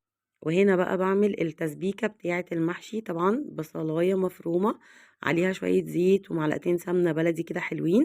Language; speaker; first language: Arabic; native; Arabic